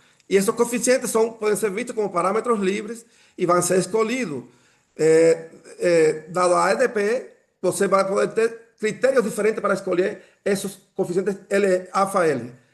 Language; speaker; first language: Portuguese; non-native, fluent; Spanish